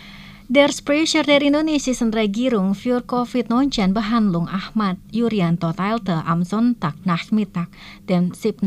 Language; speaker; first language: German; non-native, local second language; Indonesian